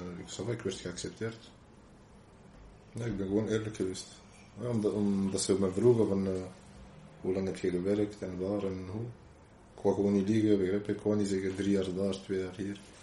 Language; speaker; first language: Dutch; non-native, local second language; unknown